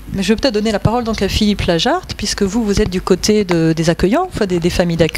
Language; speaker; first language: French; native; French